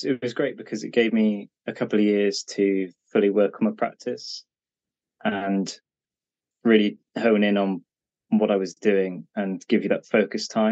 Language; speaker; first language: English; native; English